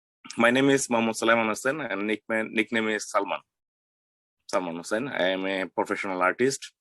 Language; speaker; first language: English; non-native, learner; Bangla